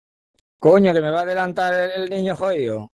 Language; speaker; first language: Spanish; native; Spanish